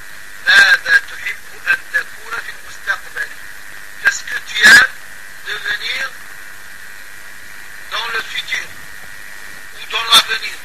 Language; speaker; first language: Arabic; non-native, fluent; French